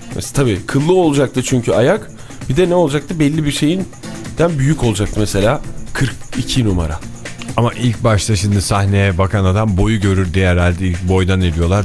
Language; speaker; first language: Turkish; native; Turkish